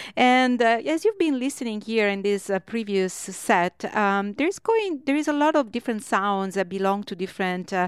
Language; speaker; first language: English; non-native, fluent; Italian